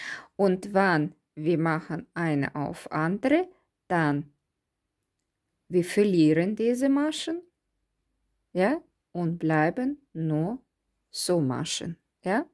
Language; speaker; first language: German; non-native, fluent; Russian